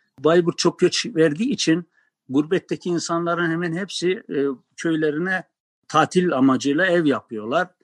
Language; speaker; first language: Turkish; native; Turkish